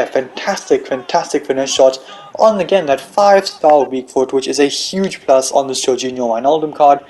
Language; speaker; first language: English; native; English